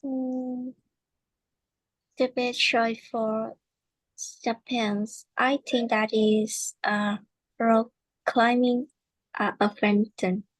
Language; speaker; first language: English; non-native, learner; Vietnamese